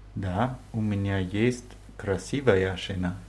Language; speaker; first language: Russian; non-native, learner; German